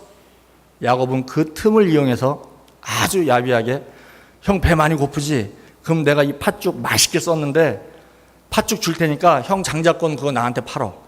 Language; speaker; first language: Korean; native; Korean